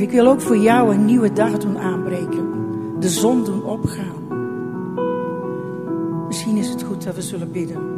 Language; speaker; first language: Dutch; native; Dutch